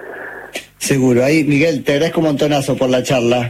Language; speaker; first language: Spanish; native; Spanish